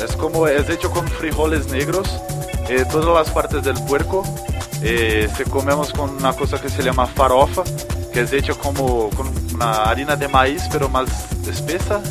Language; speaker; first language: Spanish; non-native, learner; Portuguese